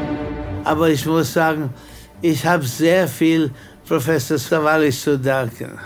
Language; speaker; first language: German; non-native, fluent; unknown